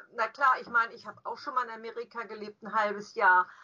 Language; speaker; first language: German; native; German